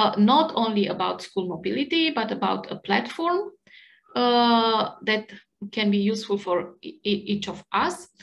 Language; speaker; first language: English; non-native, fluent; Romanian